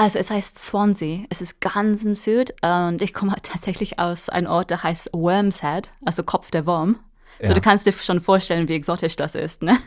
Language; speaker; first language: German; non-native, fluent; English